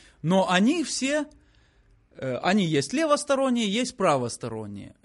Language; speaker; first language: Russian; native; Russian